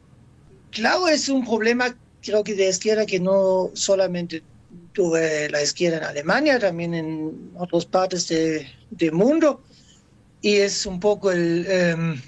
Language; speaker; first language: Spanish; non-native, fluent; German